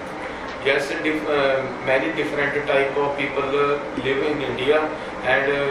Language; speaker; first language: English; non-native, learner; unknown